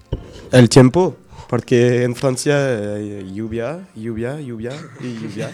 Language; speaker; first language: Spanish; non-native, learner; French